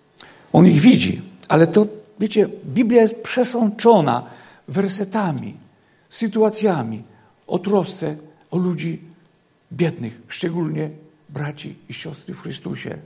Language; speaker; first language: Polish; native; Polish